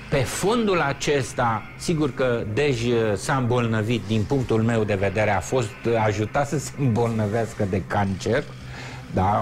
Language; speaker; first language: Romanian; native; Romanian